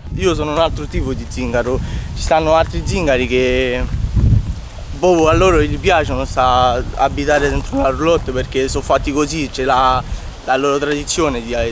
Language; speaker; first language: Italian; native; Italian